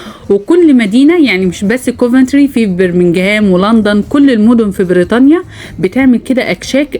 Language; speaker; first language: Arabic; native; Arabic